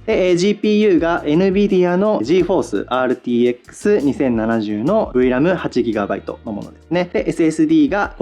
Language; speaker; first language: Japanese; native; Japanese